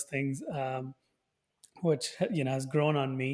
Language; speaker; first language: English; non-native, local second language; Hindi